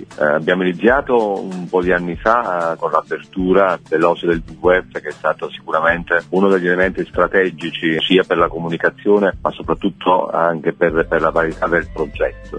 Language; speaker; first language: Italian; native; Italian